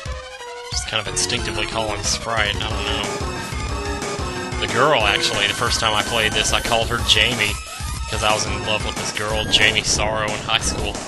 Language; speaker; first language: English; native; English